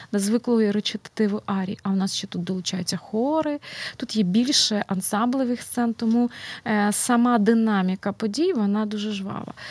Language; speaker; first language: Ukrainian; native; Ukrainian